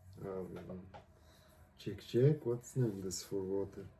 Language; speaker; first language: English; non-native, learner; Turkish